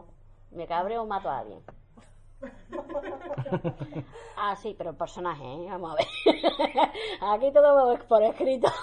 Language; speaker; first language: Spanish; native; Spanish